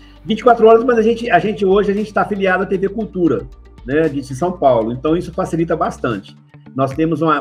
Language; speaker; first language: Portuguese; native; Portuguese